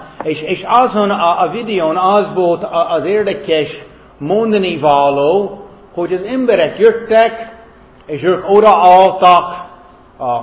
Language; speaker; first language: Hungarian; non-native, fluent; German